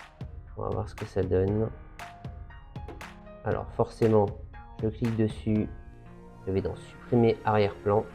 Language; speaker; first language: French; native; French